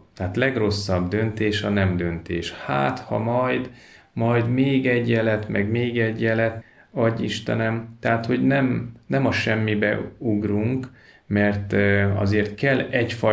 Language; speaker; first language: Hungarian; native; Hungarian